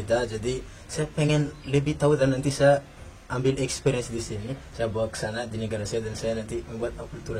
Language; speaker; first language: Indonesian; non-native, fluent; Malagasy